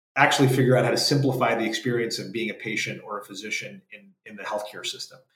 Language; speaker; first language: English; native; English